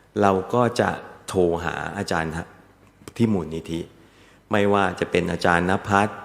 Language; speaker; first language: Thai; native; Thai